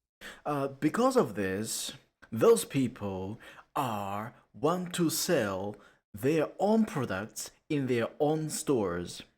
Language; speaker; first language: English; non-native, learner; Japanese